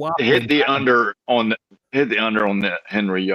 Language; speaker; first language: English; native; English